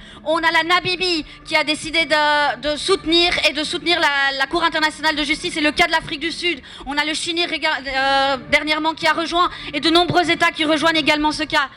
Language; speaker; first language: French; native; French